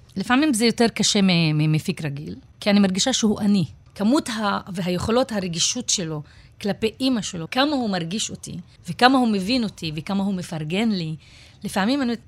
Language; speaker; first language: Hebrew; non-native, local second language; Arabic